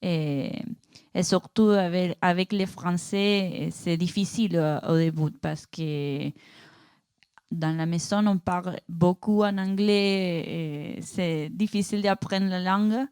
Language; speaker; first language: French; non-native, learner; Spanish